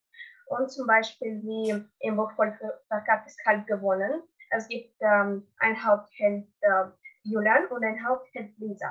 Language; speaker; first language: German; non-native, learner; Russian